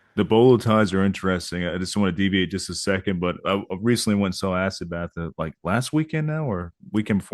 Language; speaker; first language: English; native; English